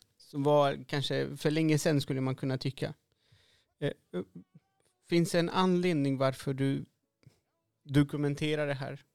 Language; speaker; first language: Swedish; non-native, fluent; Spanish